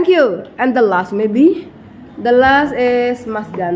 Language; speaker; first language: English; non-native, fluent; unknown